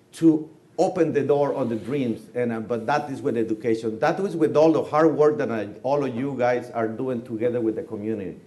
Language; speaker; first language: English; non-native, fluent; Spanish